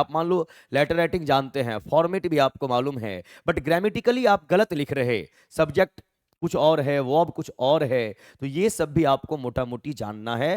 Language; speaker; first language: Hindi; native; Hindi